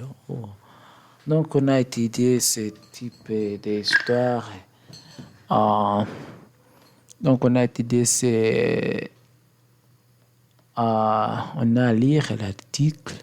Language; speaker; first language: French; non-native, learner; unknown